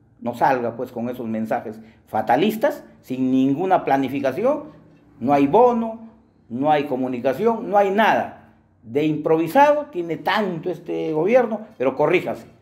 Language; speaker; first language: Spanish; native; Spanish